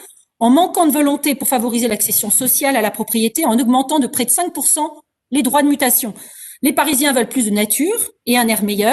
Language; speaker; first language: French; native; French